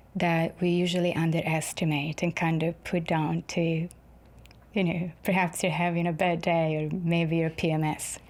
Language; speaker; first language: English; non-native, fluent; Italian